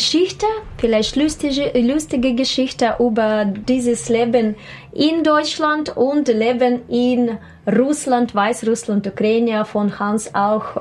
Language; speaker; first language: German; non-native, learner; Russian